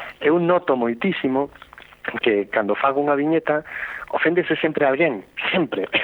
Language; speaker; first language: Galician; non-native, local second language; Spanish